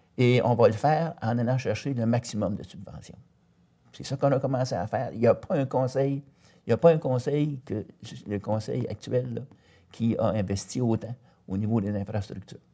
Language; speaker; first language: French; native; French